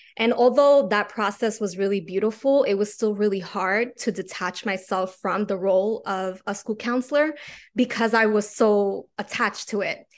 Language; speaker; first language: English; native; English